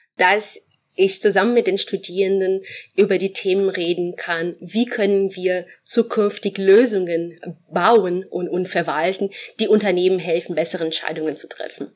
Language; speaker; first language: German; non-native, fluent; Portuguese